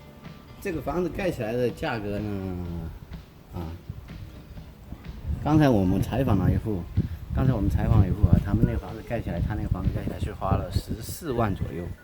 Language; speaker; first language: Chinese; native; Chinese